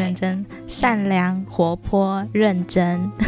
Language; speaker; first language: Chinese; native; Chinese